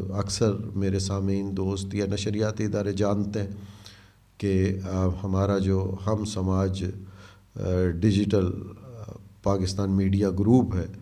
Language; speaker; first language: Urdu; native; Urdu